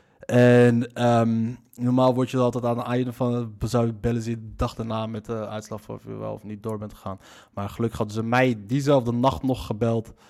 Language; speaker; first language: Dutch; early bilingual, other home language; Riffian